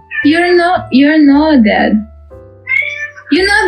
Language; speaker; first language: English; non-native, fluent; Russian